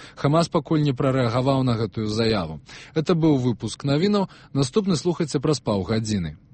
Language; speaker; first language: Belarusian; native; Belarusian